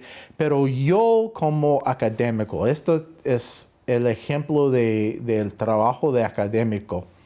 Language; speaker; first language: Spanish; non-native, fluent; English